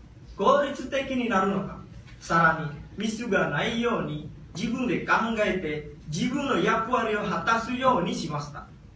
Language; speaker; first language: Japanese; non-native, learner; Indonesian